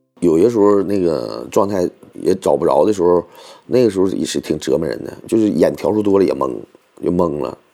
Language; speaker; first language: Chinese; native; Chinese